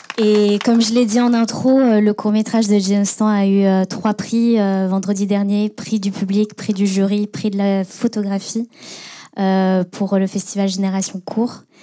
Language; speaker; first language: French; native; French